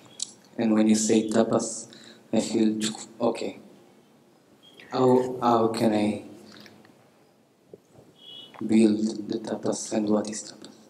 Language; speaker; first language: English; non-native, learner; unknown